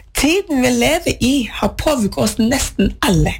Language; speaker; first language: Norwegian; non-native, fluent; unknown